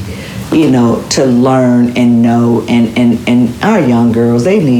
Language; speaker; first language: English; native; English